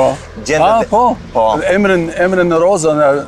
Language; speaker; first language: Albanian; non-native, learner; English